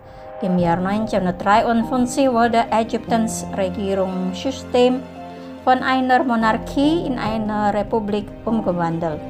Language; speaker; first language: German; non-native, fluent; Indonesian